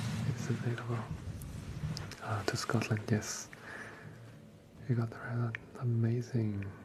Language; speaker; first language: English; non-native, fluent; Chinese